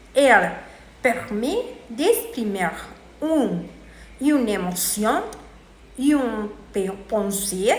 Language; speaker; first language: French; non-native, learner; Spanish